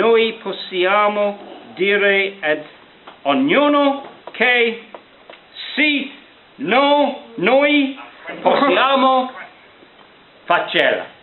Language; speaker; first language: Italian; non-native, learner; English